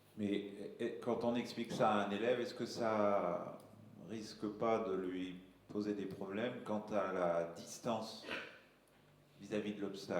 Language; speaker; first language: French; native; French